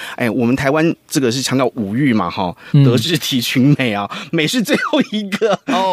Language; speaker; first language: Chinese; native; Chinese